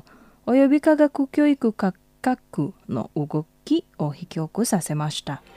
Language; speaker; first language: Japanese; non-native, fluent; Indonesian